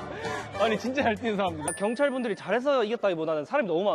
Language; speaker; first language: Korean; native; Korean